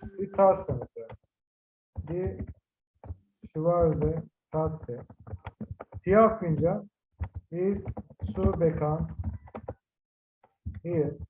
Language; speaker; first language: Turkish; native; Turkish